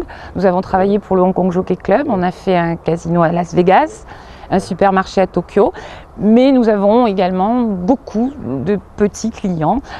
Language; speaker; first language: French; native; French